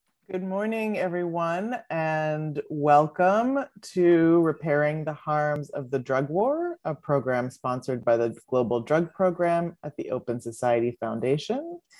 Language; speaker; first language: English; native; English